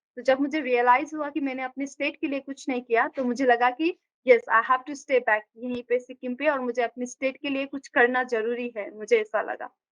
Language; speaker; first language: Hindi; non-native, local second language; Nepali